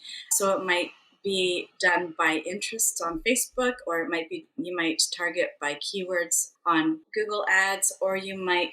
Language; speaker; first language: English; native; English